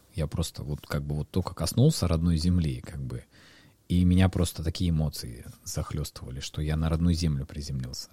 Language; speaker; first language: Russian; native; Russian